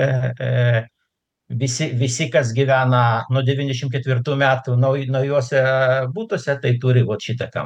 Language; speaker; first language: Lithuanian; non-native, local second language; Russian